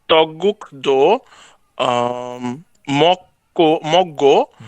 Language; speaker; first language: Korean; non-native, learner; Bangla